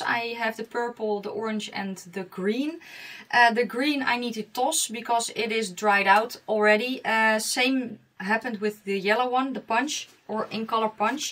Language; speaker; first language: English; non-native, fluent; Dutch